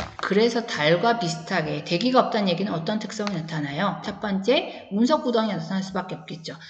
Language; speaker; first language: Korean; native; Korean